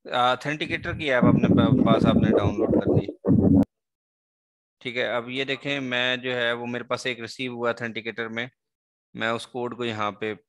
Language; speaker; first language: Urdu; non-native, local second language; Sindhi